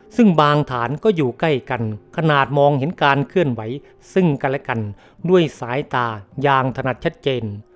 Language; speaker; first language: Thai; native; Thai